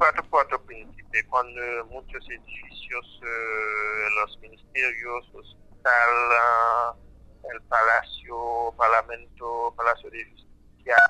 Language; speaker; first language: Spanish; non-native, fluent; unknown